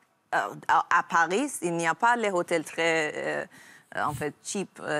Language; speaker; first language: French; non-native, learner; Persian